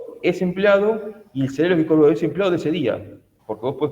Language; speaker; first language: Spanish; native; Spanish